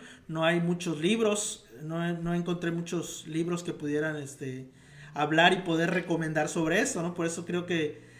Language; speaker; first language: Spanish; native; Spanish